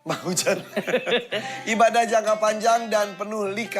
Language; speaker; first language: Indonesian; native; Indonesian